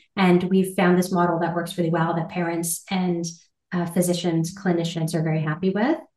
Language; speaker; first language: English; native; English